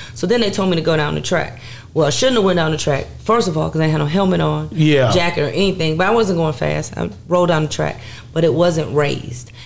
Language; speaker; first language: English; native; English